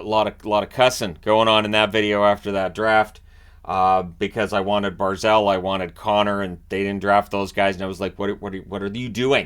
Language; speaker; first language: English; native; English